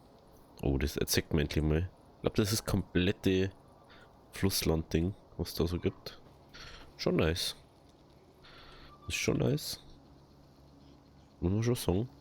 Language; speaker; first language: German; native; German